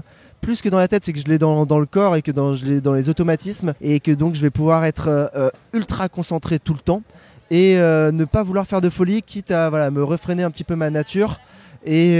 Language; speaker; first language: French; native; French